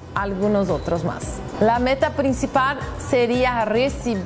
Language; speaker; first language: Spanish; non-native, fluent; Portuguese